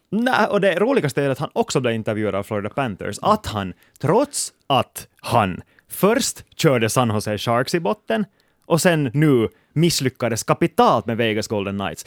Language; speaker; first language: Swedish; native; Swedish